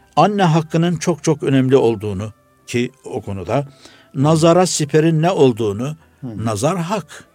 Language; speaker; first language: Turkish; native; Turkish